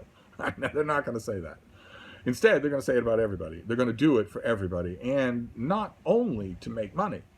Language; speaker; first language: English; native; English